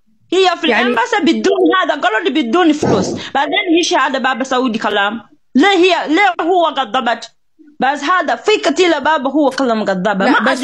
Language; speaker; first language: Arabic; non-native, learner; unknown